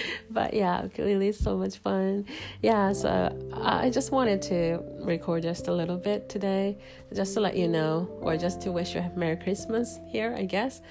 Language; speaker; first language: English; non-native, fluent; Japanese